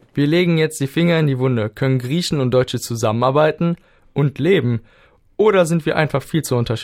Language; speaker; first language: German; native; German